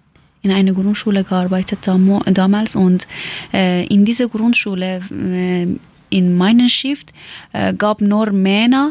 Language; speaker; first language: German; non-native, learner; Persian